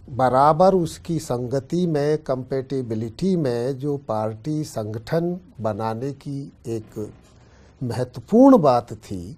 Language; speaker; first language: Hindi; native; Hindi